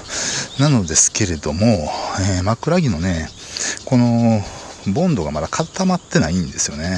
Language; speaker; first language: Japanese; native; Japanese